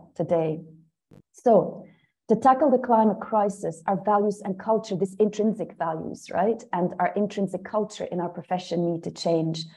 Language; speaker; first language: English; non-native, fluent; Dutch